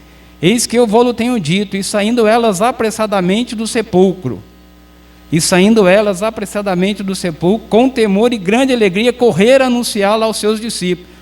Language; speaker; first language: Portuguese; native; Portuguese